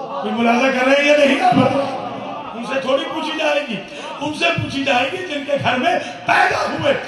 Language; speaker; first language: Urdu; non-native, local second language; Punjabi